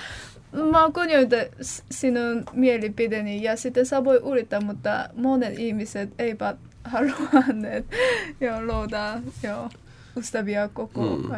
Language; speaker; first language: Finnish; non-native, learner; Korean